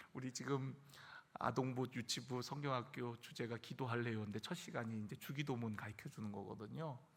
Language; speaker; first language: Korean; native; Korean